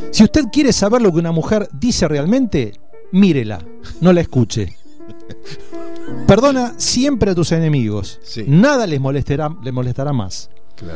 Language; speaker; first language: Spanish; native; Spanish